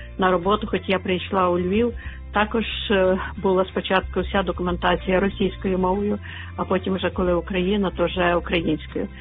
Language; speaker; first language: Ukrainian; native; Ukrainian